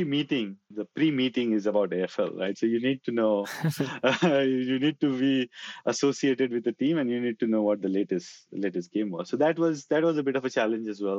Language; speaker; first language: English; non-native, local second language; Marathi